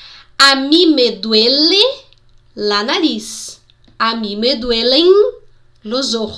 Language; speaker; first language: Spanish; non-native, fluent; Portuguese